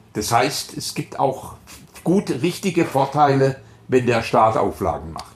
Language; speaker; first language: German; native; German